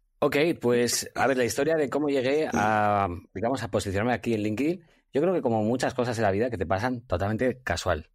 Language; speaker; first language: Spanish; native; Spanish